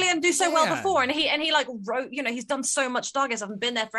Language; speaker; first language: English; native; English